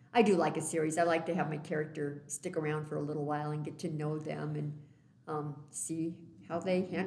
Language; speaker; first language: English; native; English